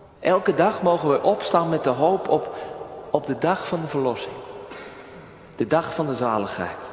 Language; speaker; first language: Dutch; native; Dutch